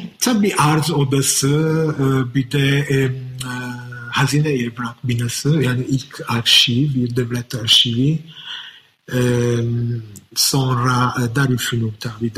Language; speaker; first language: Turkish; non-native, fluent; Italian